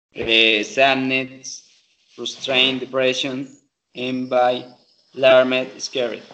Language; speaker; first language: English; non-native, learner; Spanish